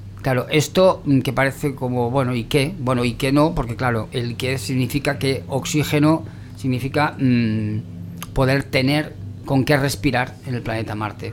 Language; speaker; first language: Spanish; native; Spanish